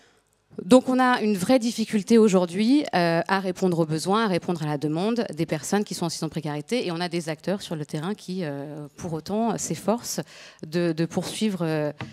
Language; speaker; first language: French; native; French